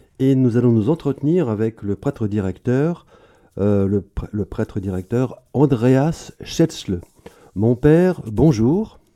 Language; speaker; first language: French; native; French